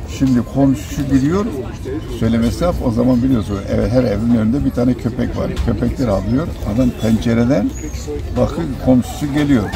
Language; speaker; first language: Turkish; non-native, local second language; Zaza